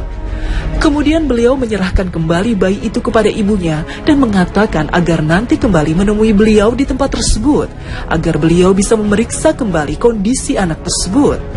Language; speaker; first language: Indonesian; native; Indonesian